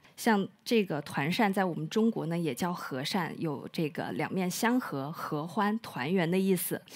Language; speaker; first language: Chinese; native; Chinese